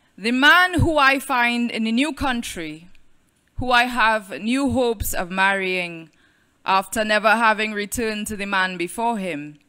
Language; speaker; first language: English; native; English